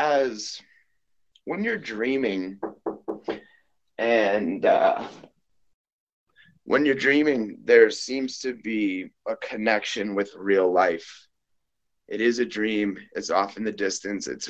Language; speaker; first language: English; native; English